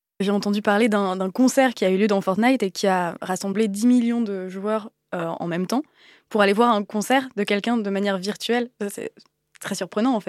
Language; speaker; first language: French; native; French